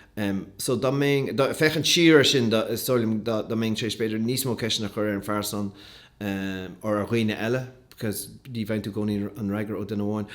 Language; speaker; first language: Irish; native; Irish